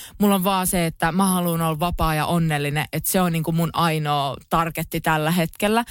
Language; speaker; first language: Finnish; native; Finnish